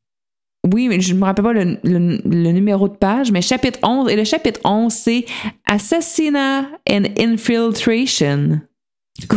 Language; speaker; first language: French; native; French